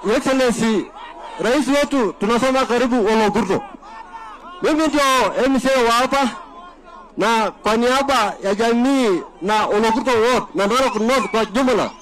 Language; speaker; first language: Swahili; non-native, local second language; Masai